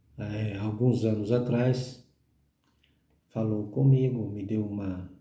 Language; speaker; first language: Portuguese; native; Portuguese